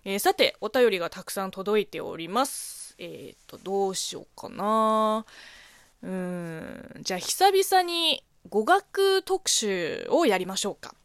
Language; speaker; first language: Japanese; non-native, fluent; Chinese